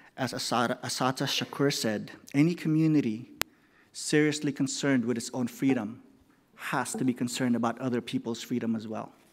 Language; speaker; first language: English; non-native, local second language; Filipino